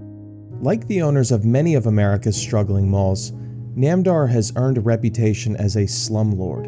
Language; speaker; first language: English; native; English